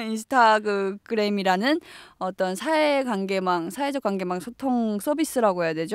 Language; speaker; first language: Korean; native; Korean